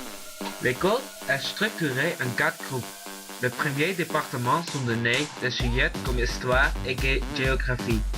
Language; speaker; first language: French; non-native, learner; Dutch